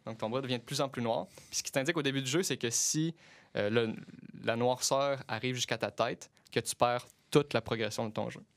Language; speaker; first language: French; native; French